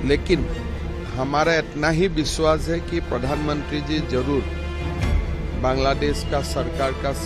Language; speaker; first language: Hindi; non-native, local second language; Assamese